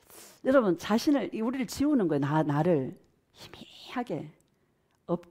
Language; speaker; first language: Korean; native; Korean